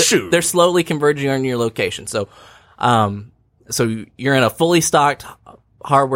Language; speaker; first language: English; native; English